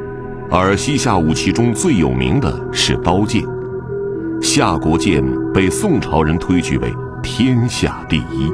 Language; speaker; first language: Chinese; native; Chinese